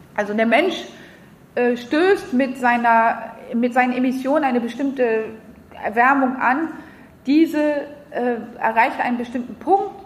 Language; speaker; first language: German; non-native, fluent; French